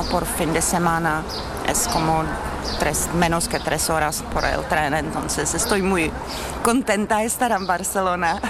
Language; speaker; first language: Spanish; non-native, fluent; Czech